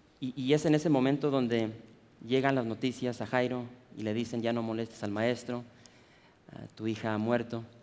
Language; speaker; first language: Spanish; early bilingual, heritage; Spanish